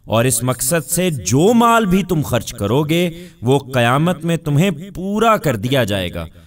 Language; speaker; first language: Urdu; non-native, local second language; Punjabi